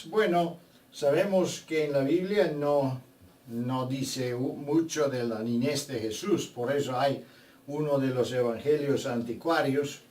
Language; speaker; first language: Spanish; non-native, fluent; Bulgarian